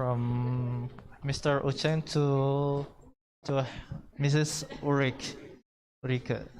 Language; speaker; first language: English; non-native, learner; Indonesian